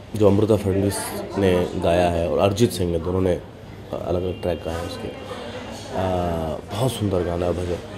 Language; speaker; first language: Hindi; native; Hindi